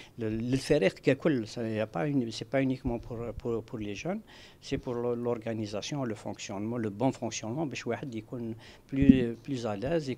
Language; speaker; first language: French; non-native, local second language; Arabic